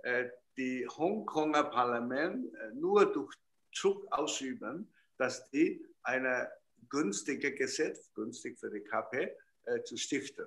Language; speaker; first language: German; non-native, fluent; Chinese